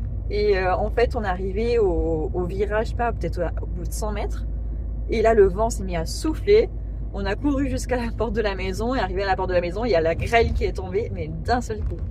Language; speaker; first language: French; native; French